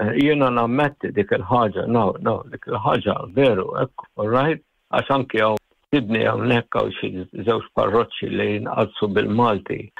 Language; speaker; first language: Maltese; native; Maltese